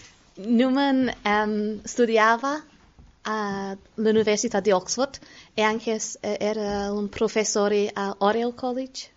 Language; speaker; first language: Italian; non-native, learner; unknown